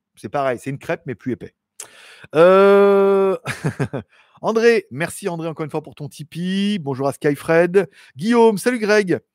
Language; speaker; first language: French; native; French